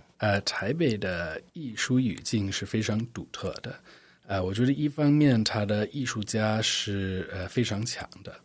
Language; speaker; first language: Chinese; non-native, fluent; English